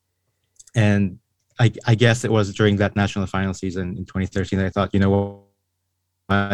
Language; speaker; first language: English; non-native, local second language; Filipino